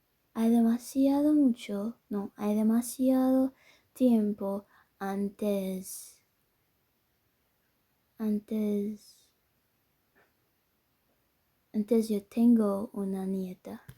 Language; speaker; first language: Spanish; non-native, learner; English